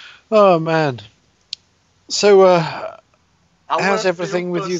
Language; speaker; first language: English; native; English